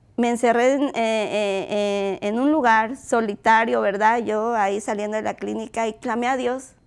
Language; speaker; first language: Spanish; native; Spanish